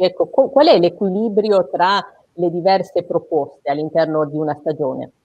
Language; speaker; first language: Italian; native; Italian